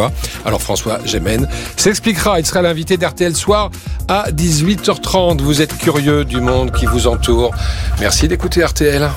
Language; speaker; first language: French; native; French